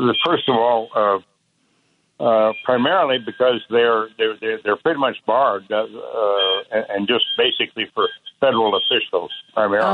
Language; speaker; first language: English; native; English